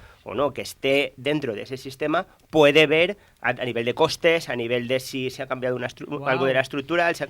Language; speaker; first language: Spanish; native; Spanish